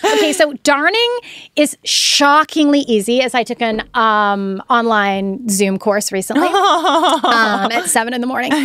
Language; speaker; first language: English; native; English